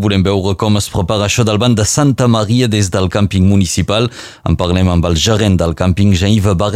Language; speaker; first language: Catalan; native; Catalan